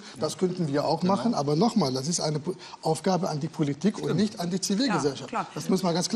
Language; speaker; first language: German; native; German